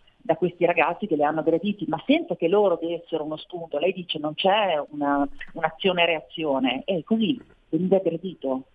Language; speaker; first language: Italian; native; Italian